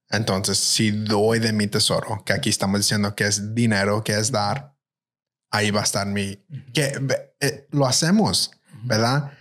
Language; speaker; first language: Spanish; early bilingual, heritage; Spanish